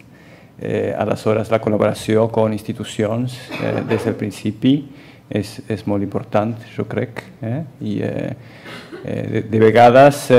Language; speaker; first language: Catalan; non-native, fluent; Spanish